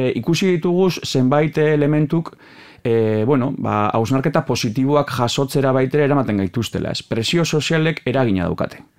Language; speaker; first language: Basque; native; Basque